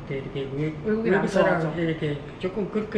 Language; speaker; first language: Korean; non-native, learner; Portuguese